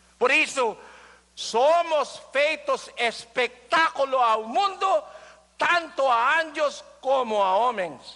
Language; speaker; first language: Portuguese; non-native, learner; Filipino